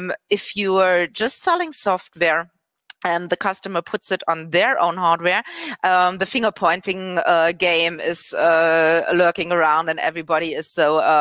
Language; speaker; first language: English; non-native, fluent; German